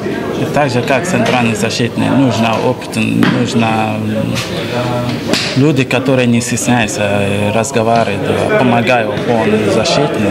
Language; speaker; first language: Russian; non-native, learner; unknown